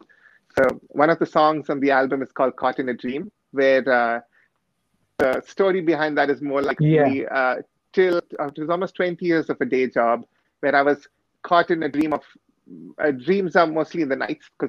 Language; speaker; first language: English; native; English